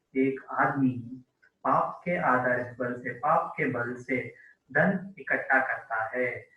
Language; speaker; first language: Hindi; non-native, local second language; Telugu